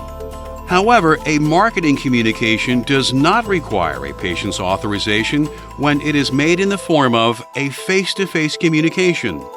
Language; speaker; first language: English; native; English